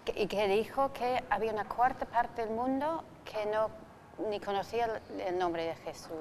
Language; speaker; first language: Spanish; non-native, fluent; English